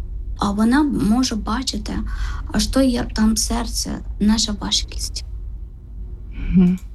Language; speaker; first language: Ukrainian; non-native, learner; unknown